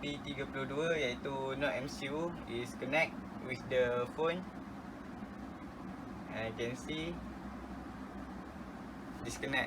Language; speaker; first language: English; non-native, local second language; Malay